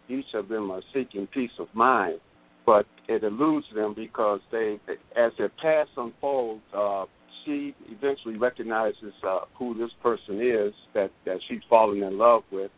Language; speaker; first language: English; native; English